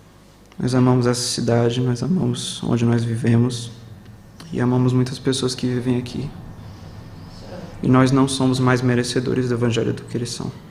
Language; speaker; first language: Portuguese; native; Portuguese